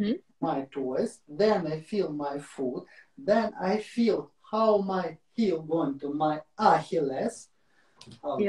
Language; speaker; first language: English; non-native, learner; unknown